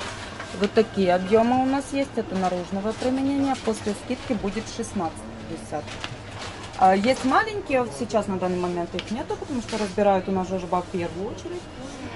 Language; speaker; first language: Russian; native; Russian